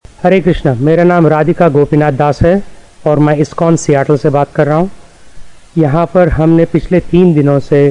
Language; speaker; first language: Hindi; native; Hindi